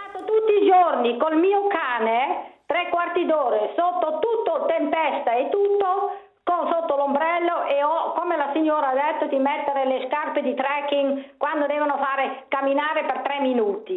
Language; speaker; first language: Italian; non-native, local second language; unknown